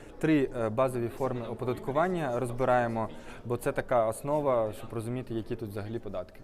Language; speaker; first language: Ukrainian; non-native, local second language; Russian